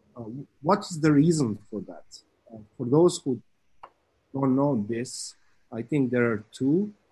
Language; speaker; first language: English; non-native, fluent; Serbian